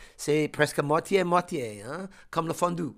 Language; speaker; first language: French; non-native, fluent; English